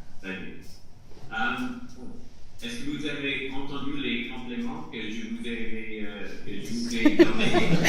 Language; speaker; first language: French; non-native, fluent; English